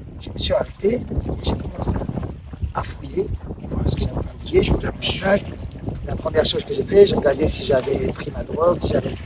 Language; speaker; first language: French; non-native, local second language; Arabic